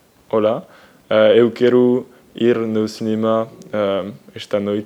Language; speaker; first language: Portuguese; non-native, learner; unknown